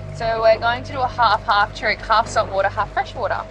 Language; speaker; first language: English; native; English